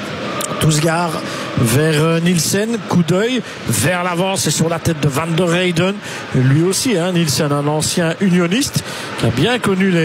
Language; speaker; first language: French; native; French